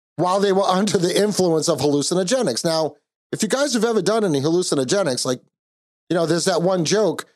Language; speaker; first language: English; native; English